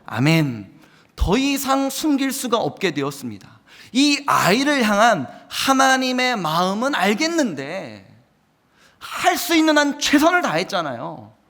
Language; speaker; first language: Korean; native; Korean